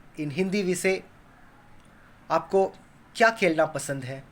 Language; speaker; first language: Hindi; non-native, local second language; Kannada